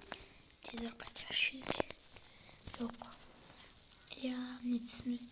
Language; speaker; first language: Kazakh; native; Kazakh